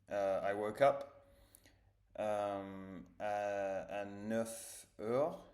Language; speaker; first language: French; non-native, learner; English